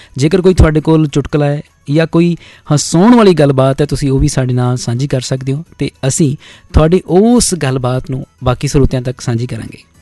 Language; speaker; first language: Punjabi; native; Punjabi